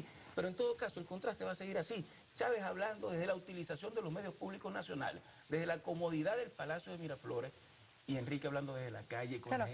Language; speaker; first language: Spanish; native; Spanish